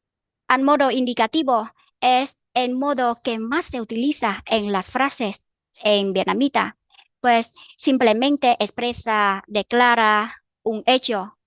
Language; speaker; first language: Spanish; non-native, fluent; Vietnamese